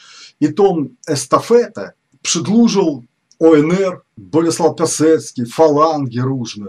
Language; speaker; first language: Polish; non-native, fluent; Ukrainian